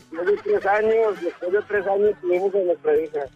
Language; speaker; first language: Spanish; native; Spanish